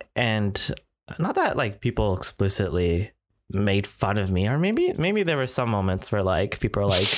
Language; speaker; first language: English; native; English